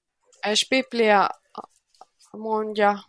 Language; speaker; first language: Hungarian; non-native, learner; Finnish